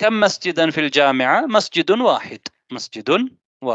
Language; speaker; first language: Arabic; non-native, fluent; Tamil